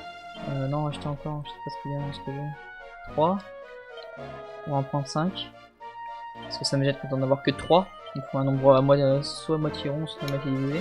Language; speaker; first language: French; native; French